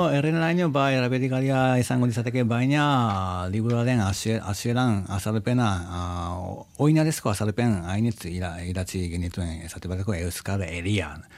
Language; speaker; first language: Basque; non-native, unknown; Japanese